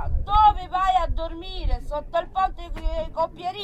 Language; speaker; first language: Italian; early bilingual, other home language; Spanish